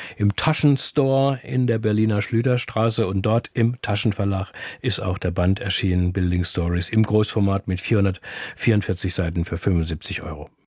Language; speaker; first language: German; native; German